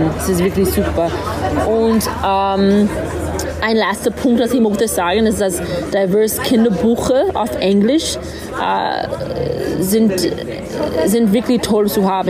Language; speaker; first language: German; non-native, learner; English